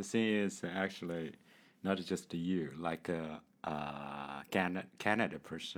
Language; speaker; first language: English; non-native, learner; Chinese